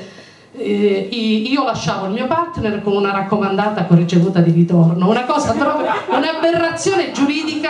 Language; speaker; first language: Italian; native; Italian